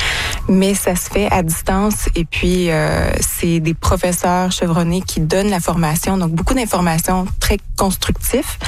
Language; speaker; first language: French; native; French